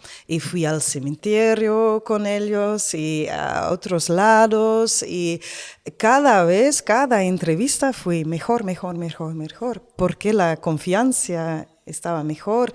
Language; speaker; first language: Spanish; non-native, learner; Dutch